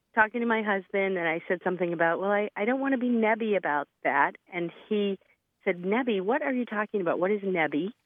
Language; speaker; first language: English; native; English